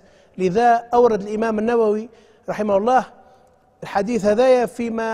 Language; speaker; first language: Arabic; native; Arabic